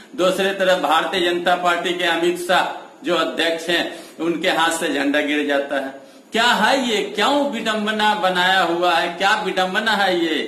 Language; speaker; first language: Hindi; native; Hindi